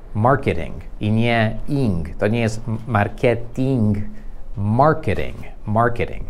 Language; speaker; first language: Polish; non-native, fluent; English